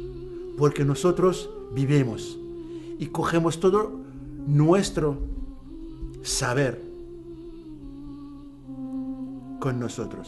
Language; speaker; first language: Spanish; non-native, fluent; Arabic